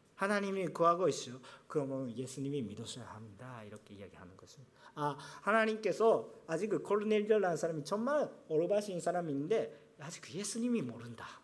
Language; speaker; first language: Korean; non-native, fluent; Japanese